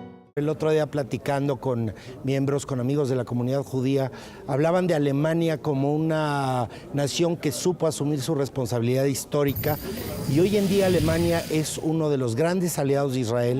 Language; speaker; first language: Spanish; native; Spanish